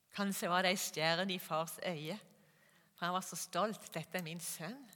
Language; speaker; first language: Norwegian; native; Norwegian